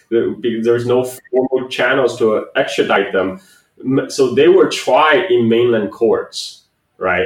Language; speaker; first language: English; non-native, fluent; Chinese